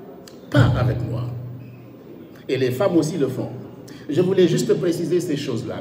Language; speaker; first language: French; non-native, local second language; Wolof